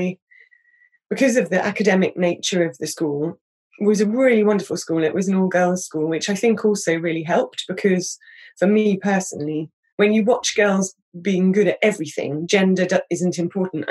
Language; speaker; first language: English; native; English